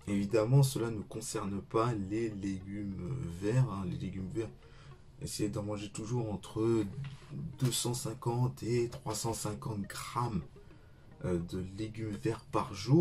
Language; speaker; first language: French; native; French